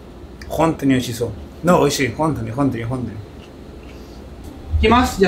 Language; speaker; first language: Japanese; non-native, learner; Spanish